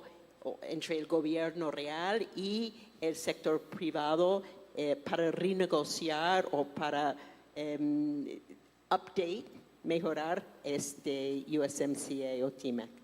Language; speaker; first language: Spanish; non-native, fluent; English